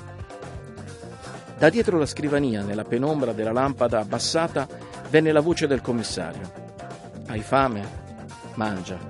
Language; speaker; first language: Italian; native; Italian